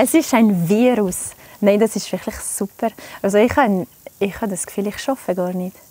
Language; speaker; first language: German; non-native, local second language; French